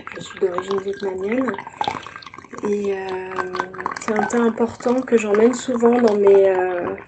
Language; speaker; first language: French; native; French